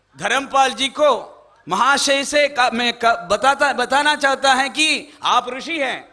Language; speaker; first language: Hindi; non-native, local second language; Malayalam